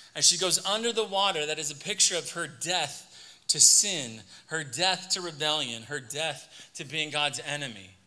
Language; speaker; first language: English; native; English